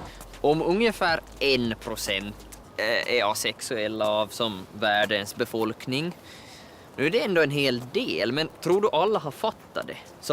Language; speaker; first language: Swedish; native; Swedish